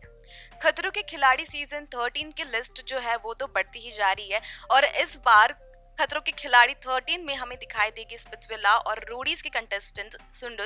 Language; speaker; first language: Hindi; native; Hindi